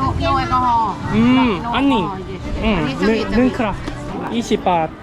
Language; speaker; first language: Thai; non-native, learner; Korean